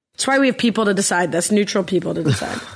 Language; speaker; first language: English; native; English